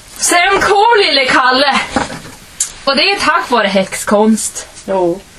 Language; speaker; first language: Swedish; early bilingual, other home language; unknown